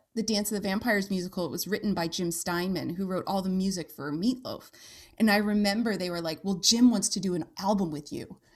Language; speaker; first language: English; native; English